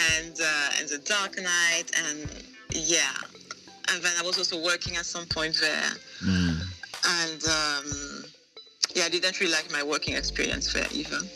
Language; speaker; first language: English; non-native, fluent; French